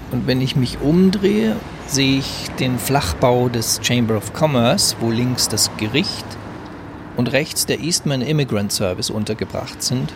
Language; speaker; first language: German; native; German